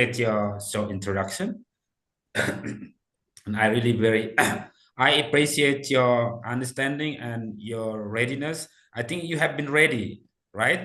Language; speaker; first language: English; non-native, fluent; Indonesian